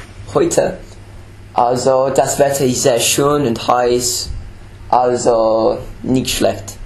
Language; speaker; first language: German; non-native, learner; English